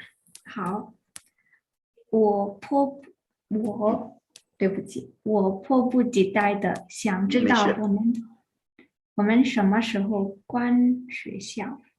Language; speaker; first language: Chinese; non-native, fluent; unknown